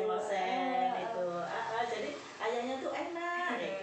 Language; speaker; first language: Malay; non-native, local second language; Javanese